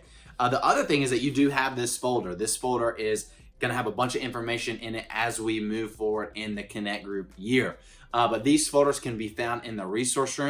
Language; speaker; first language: English; native; English